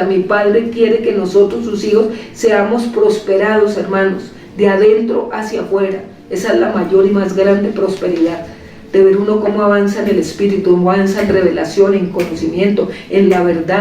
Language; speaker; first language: Spanish; native; Spanish